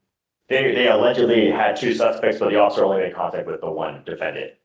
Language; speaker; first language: English; native; English